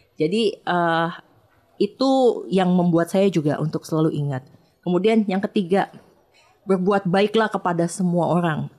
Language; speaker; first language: Indonesian; native; Indonesian